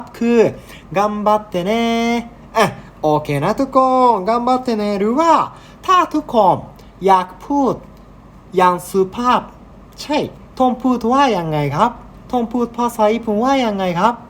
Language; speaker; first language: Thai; non-native, learner; Japanese